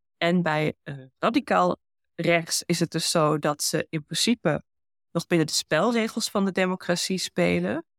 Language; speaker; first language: Dutch; early bilingual, heritage; Dutch